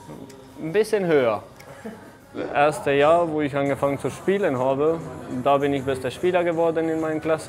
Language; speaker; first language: German; non-native, learner; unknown